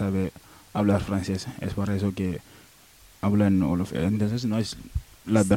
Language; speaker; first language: Spanish; non-native, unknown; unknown